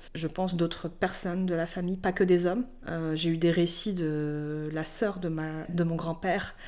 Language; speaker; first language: French; native; French